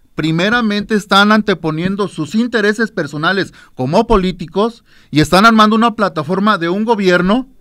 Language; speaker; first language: Spanish; native; Spanish